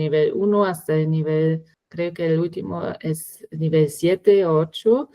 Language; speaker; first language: Spanish; non-native, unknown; German